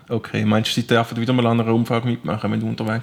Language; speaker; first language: German; native; German